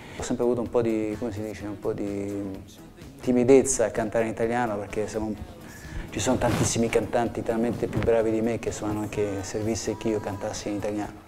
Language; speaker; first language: Italian; early bilingual, heritage; English